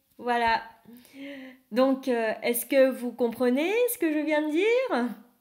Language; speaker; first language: French; early bilingual, other home language; Vietnamese